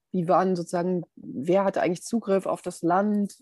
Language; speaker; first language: German; native; German